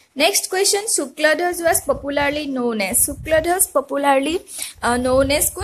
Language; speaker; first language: English; non-native, local second language; Assamese